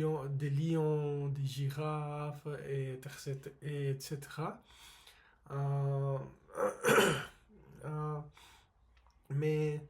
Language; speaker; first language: French; non-native, learner; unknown